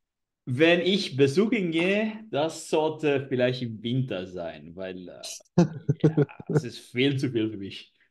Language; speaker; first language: German; non-native, learner; Spanish